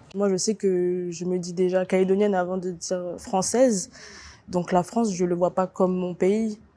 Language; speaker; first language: French; native; French